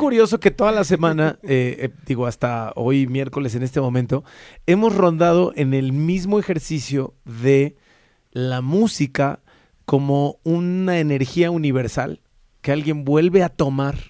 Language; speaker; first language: Spanish; native; Spanish